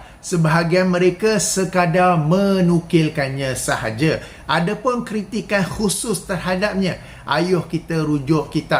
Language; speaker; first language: Malay; native; Malay